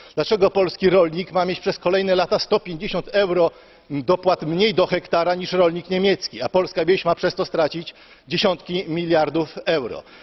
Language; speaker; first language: Polish; native; Polish